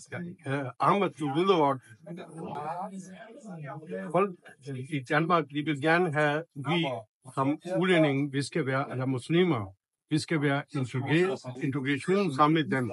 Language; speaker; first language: Danish; non-native, learner; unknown